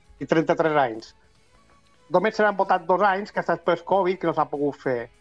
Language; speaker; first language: Catalan; native; Catalan